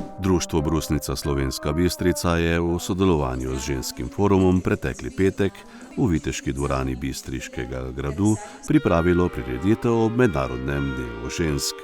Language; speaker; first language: Slovenian; native; Slovenian